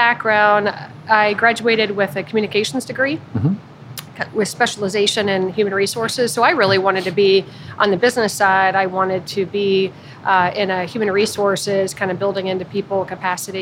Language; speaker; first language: English; native; English